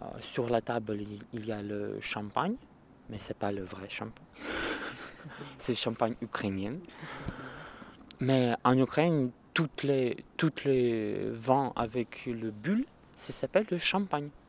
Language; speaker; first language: French; non-native, learner; Russian